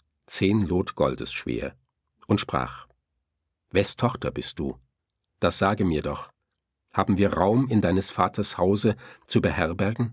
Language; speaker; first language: German; native; German